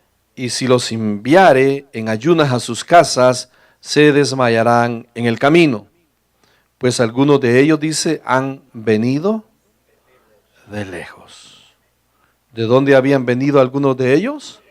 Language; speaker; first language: Spanish; native; Spanish